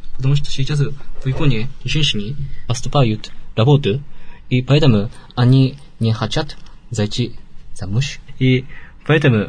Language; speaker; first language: Russian; non-native, learner; Japanese